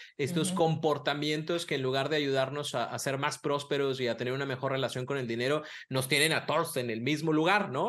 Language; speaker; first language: Spanish; native; Spanish